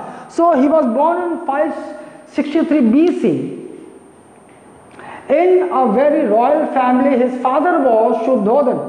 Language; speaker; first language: English; non-native, local second language; Hindi